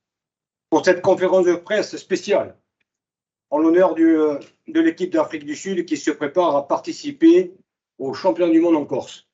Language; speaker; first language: French; native; French